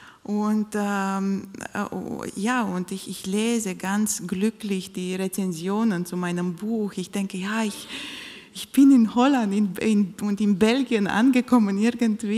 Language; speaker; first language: German; non-native, fluent; Romanian